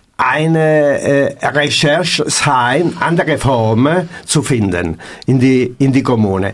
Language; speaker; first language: German; non-native, learner; Italian